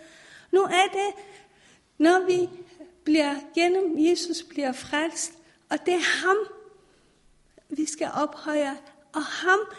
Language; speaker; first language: Danish; non-native, fluent; Persian